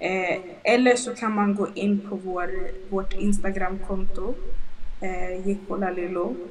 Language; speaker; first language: Swedish; early bilingual, other home language; Lingala